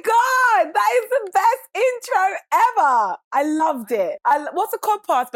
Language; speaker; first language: English; native; English